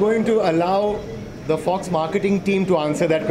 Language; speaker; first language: English; non-native, local second language; Hindi